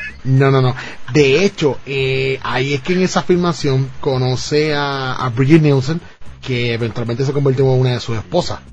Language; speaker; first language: Spanish; native; Spanish